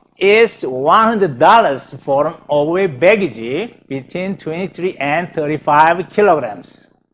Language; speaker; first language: English; non-native, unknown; Korean